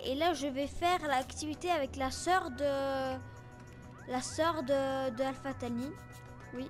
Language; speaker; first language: French; native; French